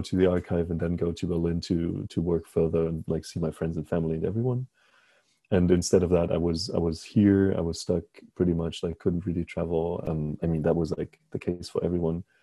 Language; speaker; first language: English; non-native, fluent; German